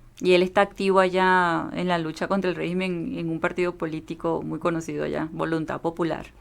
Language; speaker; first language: Spanish; native; Spanish